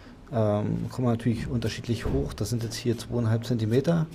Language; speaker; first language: German; native; German